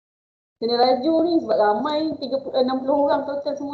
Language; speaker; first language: Malay; native; Malay